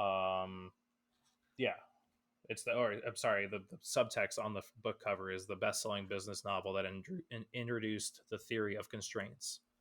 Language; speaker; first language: English; native; English